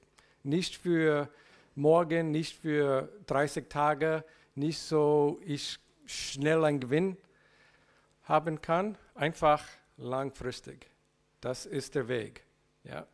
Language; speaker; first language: German; non-native, learner; English